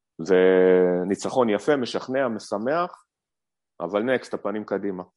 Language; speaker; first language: Hebrew; native; Hebrew